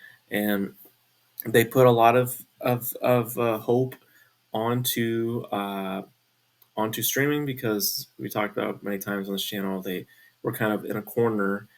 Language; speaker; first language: English; native; English